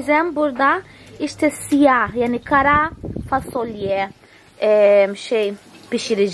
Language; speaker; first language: Turkish; non-native, fluent; Portuguese